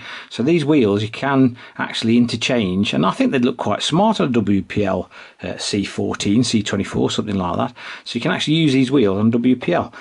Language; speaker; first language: English; native; English